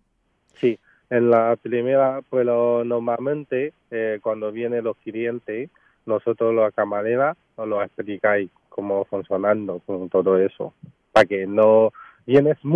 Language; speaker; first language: Spanish; non-native, learner; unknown